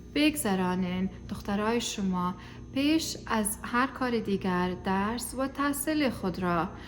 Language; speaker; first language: Persian; early bilingual, heritage; Persian